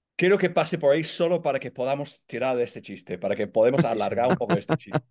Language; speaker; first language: Spanish; non-native, fluent; English